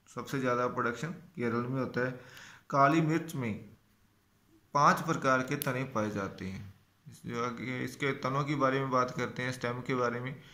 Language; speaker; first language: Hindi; non-native, local second language; Punjabi